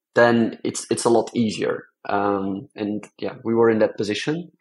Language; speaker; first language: English; non-native, fluent; Dutch